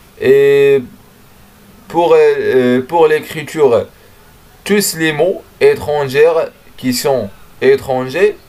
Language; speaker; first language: French; non-native, learner; Arabic